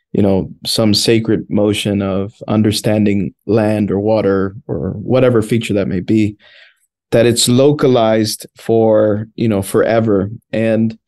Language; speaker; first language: English; early bilingual, other home language; Spanish